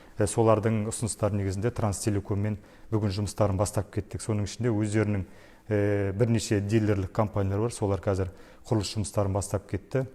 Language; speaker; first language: Kazakh; native; Kazakh